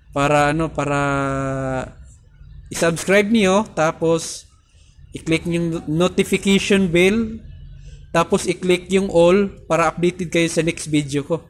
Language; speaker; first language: Filipino; non-native, local second language; Cebuano